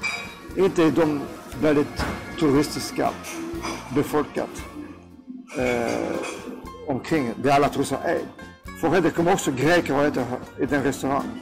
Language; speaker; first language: Swedish; non-native, fluent; Greek